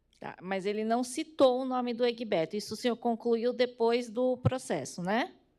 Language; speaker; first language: Portuguese; native; Portuguese